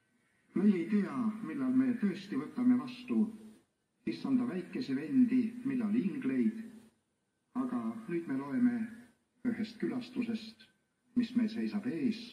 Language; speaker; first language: Estonian; native; Estonian